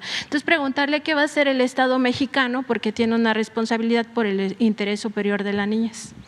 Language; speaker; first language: Spanish; native; Spanish